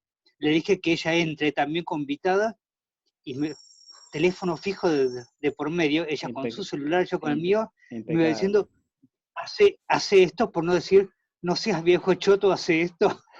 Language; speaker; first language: Spanish; native; Spanish